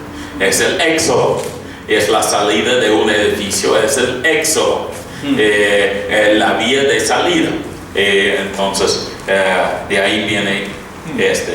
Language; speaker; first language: Spanish; non-native, fluent; English